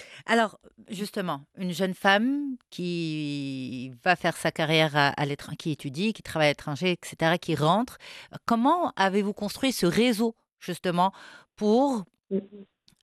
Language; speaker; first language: French; non-native, local second language; Arabic